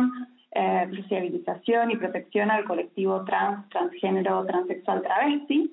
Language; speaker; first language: Spanish; native; Spanish